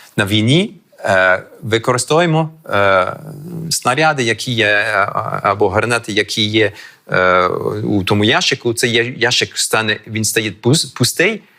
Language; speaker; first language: Ukrainian; early bilingual, heritage; French